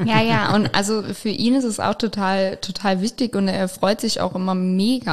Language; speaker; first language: German; native; German